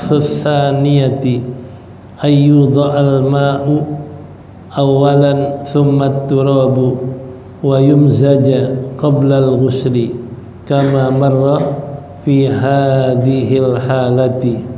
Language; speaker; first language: Arabic; non-native, fluent; Indonesian